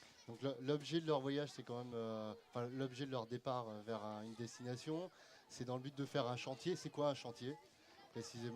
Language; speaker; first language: French; native; French